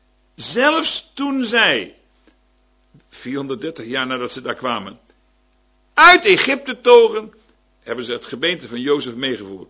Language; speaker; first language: Dutch; native; Dutch